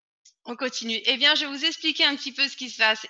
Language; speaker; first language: French; native; French